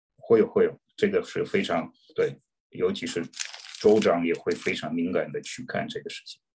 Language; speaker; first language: Chinese; non-native, fluent; Russian